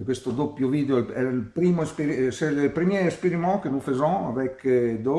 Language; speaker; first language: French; non-native, learner; Italian